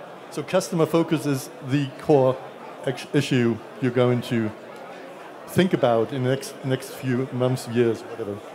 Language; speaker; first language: English; non-native, fluent; German